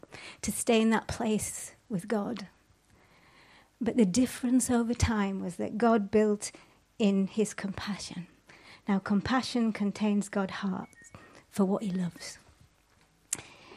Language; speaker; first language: English; native; English